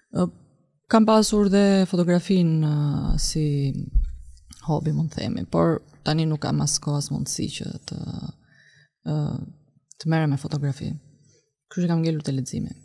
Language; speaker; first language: Albanian; native; Albanian